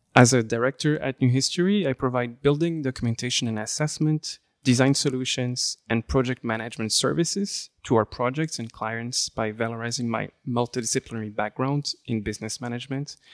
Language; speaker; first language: English; non-native, fluent; French